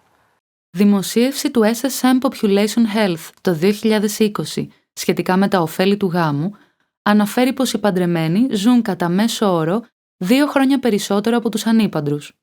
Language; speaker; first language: Greek; native; Greek